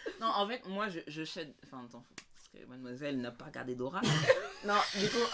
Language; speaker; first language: French; native; French